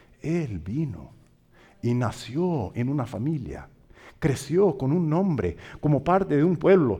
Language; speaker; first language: Spanish; non-native, fluent; English